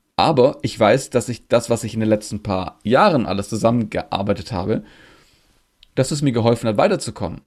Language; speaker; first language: German; non-native, local second language; Greek